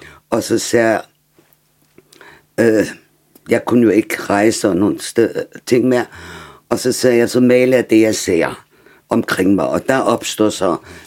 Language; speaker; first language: Danish; non-native, fluent; German